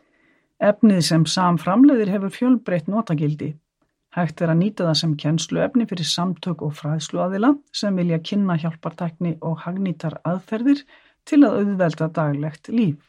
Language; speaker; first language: Icelandic; native; Icelandic